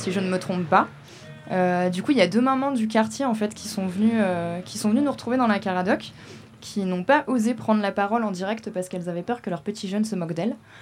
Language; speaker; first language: French; native; French